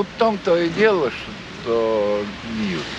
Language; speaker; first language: Russian; non-native, local second language; Latvian